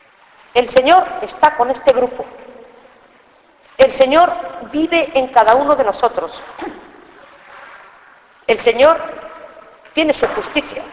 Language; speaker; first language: Spanish; native; Spanish